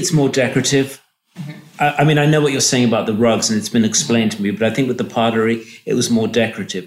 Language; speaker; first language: English; native; English